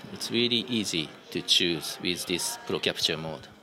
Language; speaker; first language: English; non-native, learner; Japanese